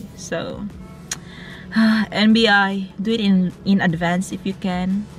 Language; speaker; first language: English; non-native, local second language; Cebuano